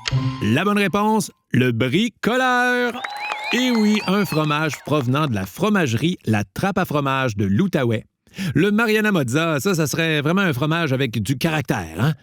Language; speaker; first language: French; native; French